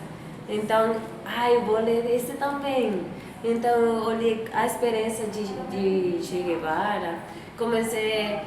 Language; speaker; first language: Portuguese; non-native, fluent; Spanish